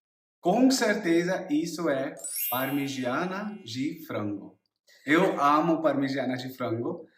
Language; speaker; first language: Portuguese; non-native, learner; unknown